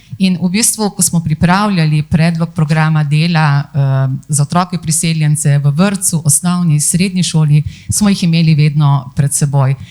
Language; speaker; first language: Slovenian; native; Slovenian